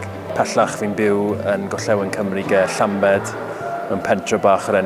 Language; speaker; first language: Welsh; non-native, local second language; English